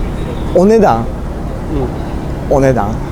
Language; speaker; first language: Japanese; native; Japanese